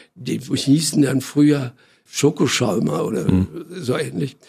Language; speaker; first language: German; native; German